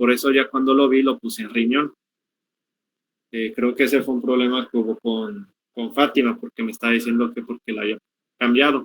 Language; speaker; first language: Spanish; native; Spanish